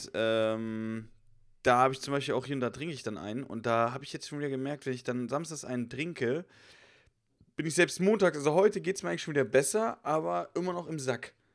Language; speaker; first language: German; native; German